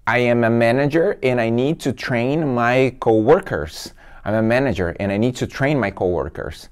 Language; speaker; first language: English; non-native, fluent; Portuguese